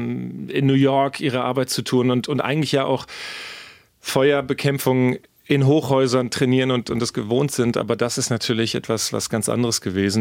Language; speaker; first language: German; native; German